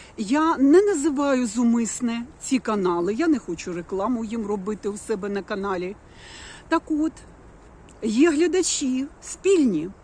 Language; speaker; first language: Ukrainian; non-native, local second language; Russian